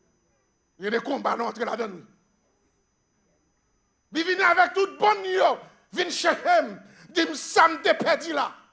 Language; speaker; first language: French; non-native, local second language; Haitian Creole